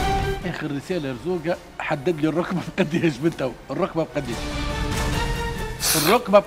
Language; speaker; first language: Arabic; native; Arabic